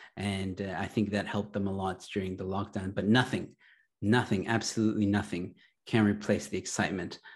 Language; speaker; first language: English; early bilingual, other home language; Arabic